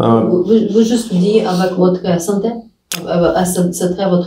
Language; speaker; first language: French; non-native, learner; Russian